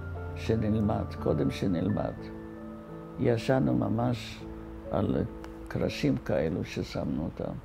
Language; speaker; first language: Hebrew; non-native, fluent; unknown